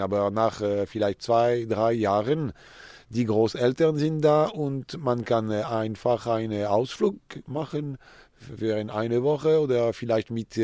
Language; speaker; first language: German; non-native, local second language; French